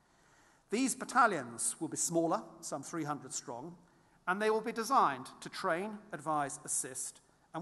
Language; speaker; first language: English; native; English